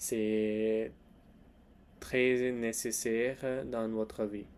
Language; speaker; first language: French; non-native, learner; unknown